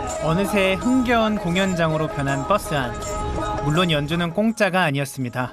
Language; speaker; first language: Korean; native; Korean